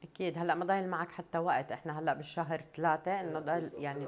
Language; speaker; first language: Arabic; native; Arabic